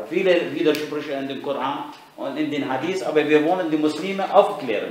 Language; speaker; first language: German; non-native, fluent; Arabic